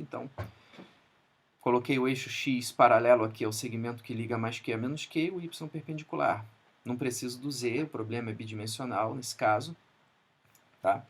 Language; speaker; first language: Portuguese; native; Portuguese